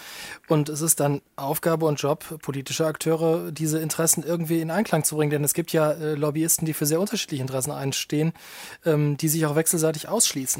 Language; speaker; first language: German; native; German